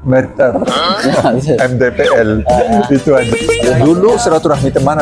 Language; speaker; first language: Indonesian; non-native, learner; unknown